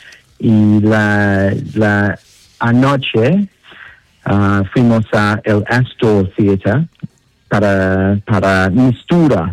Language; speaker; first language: Spanish; non-native, learner; English